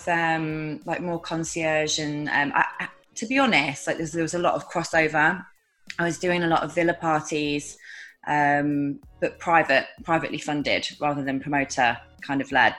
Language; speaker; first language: English; native; English